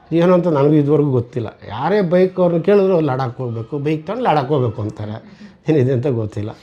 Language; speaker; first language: Kannada; native; Kannada